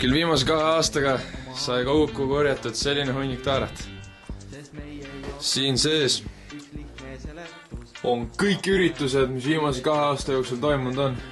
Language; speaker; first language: Estonian; native; Estonian